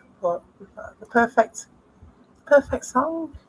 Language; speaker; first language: English; native; English